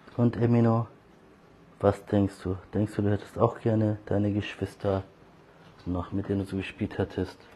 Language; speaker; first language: German; early bilingual, other home language; Turkish